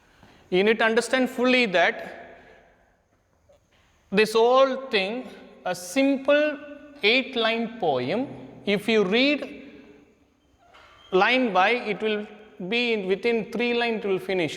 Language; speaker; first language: English; non-native, local second language; Hindi